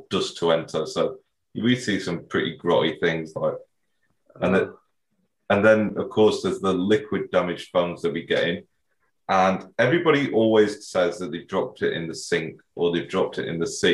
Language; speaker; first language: English; native; English